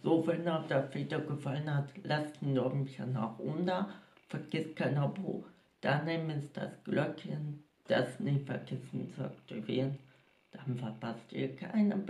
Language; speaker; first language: German; native; German